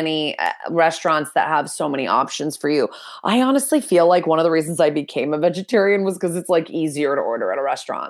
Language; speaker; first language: English; native; English